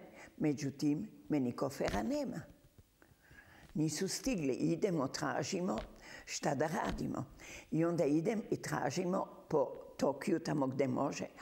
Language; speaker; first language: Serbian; early bilingual, heritage; Serbian